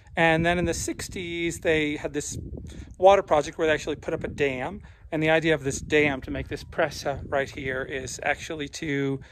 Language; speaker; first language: English; native; English